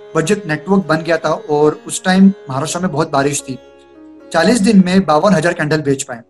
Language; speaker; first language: Hindi; non-native, local second language; Marathi